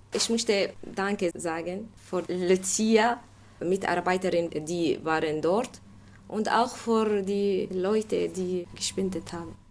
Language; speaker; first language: German; non-native, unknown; Arabic